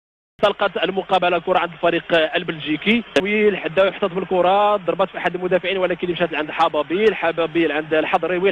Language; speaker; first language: Arabic; native; Arabic